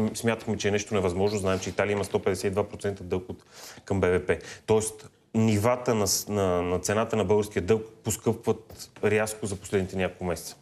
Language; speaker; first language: Bulgarian; native; Bulgarian